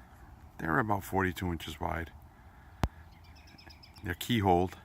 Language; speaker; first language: English; native; English